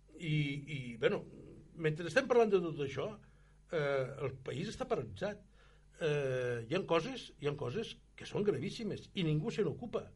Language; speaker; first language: Catalan; native; Catalan